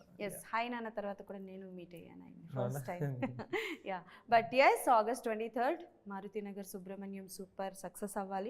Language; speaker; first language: Telugu; native; Telugu